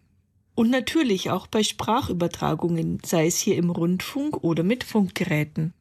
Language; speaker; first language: German; native; German